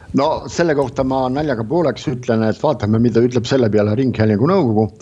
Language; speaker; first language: Estonian; non-native, local second language; Russian